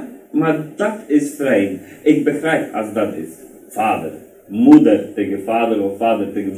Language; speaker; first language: Dutch; non-native, learner; Polish